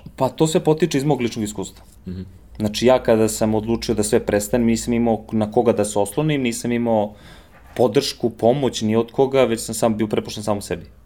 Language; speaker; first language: Serbian; early bilingual, heritage; Serbian